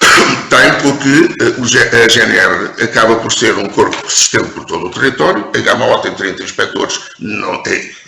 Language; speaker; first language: Portuguese; native; Portuguese